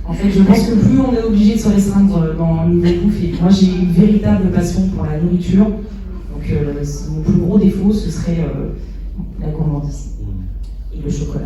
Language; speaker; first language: French; native; French